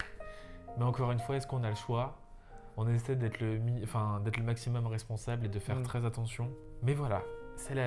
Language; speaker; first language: French; native; French